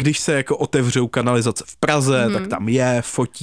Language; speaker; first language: Czech; native; Czech